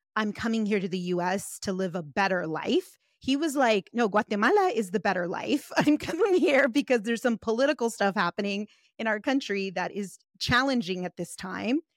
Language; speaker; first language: English; early bilingual, other home language; Spanish